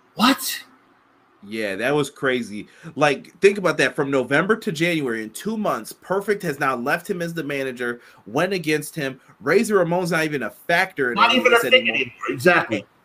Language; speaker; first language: English; native; English